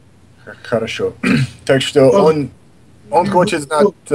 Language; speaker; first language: Russian; non-native, fluent; English